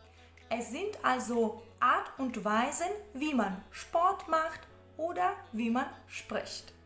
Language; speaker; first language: German; non-native, fluent; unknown